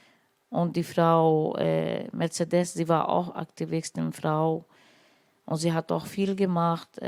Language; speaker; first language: German; non-native, learner; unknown